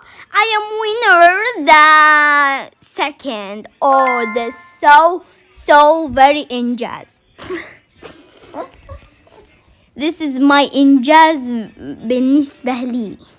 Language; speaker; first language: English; non-native, learner; Arabic